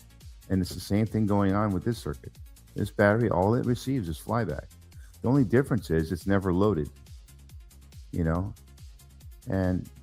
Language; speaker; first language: English; native; English